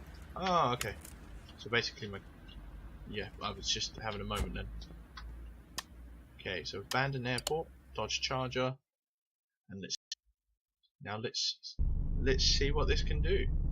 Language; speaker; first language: English; native; English